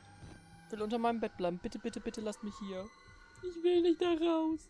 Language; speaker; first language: German; native; German